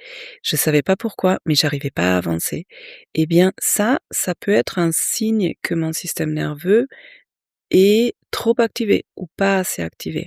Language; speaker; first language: French; native; French